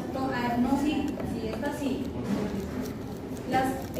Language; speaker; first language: Spanish; native; Spanish